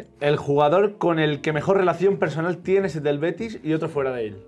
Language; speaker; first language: Spanish; native; Spanish